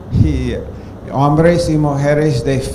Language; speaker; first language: Spanish; non-native, fluent; English